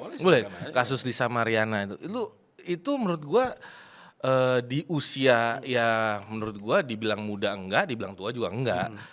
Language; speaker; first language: Indonesian; native; Indonesian